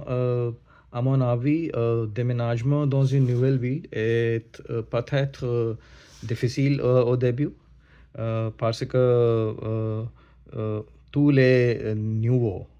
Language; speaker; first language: French; non-native, learner; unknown